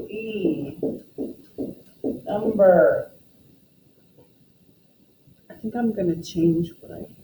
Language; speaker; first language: English; native; English